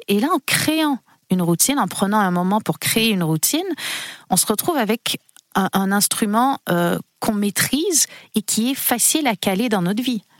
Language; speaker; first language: French; native; French